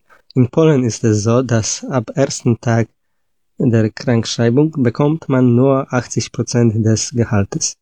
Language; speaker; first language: German; non-native, learner; Polish